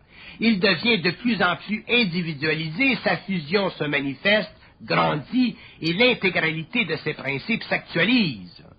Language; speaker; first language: French; native; French